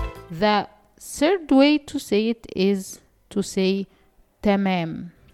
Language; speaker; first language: English; non-native, fluent; Arabic